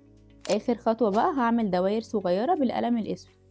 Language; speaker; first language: Arabic; native; Arabic